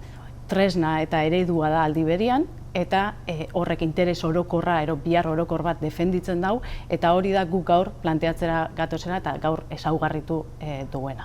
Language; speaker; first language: Basque; native; Basque